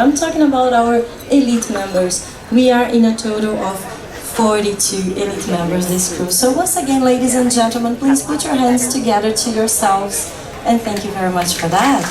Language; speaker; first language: English; non-native, fluent; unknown